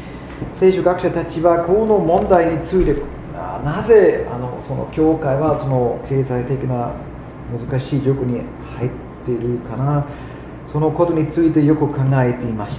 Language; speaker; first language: Japanese; non-native, fluent; German